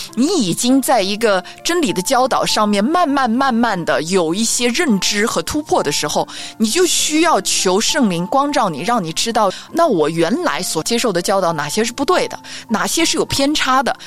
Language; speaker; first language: Chinese; native; Chinese